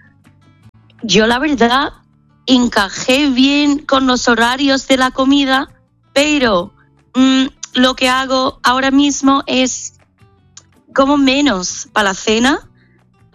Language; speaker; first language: Spanish; non-native, fluent; English